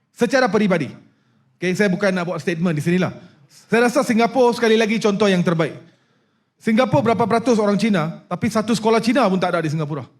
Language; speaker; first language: Malay; non-native, local second language; Punjabi